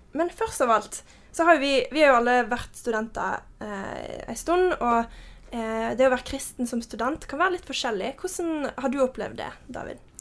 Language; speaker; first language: Norwegian; early bilingual, heritage; Norwegian